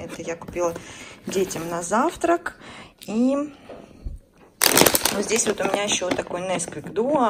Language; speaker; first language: Russian; native; Russian